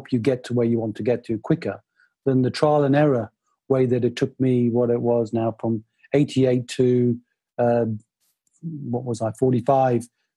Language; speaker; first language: English; native; English